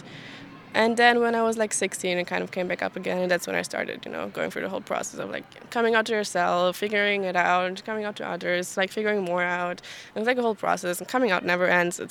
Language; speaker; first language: English; non-native, fluent; German